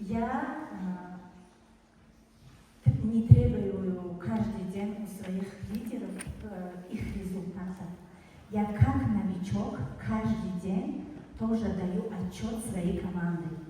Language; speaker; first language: Russian; non-native, fluent; Tajik